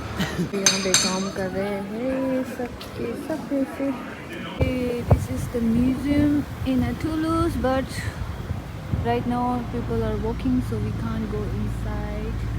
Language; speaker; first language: Hindi; non-native, local second language; Tibetan